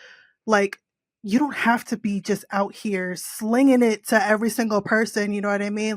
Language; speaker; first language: English; native; English